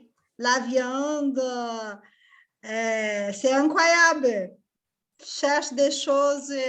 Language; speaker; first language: French; non-native, fluent; Portuguese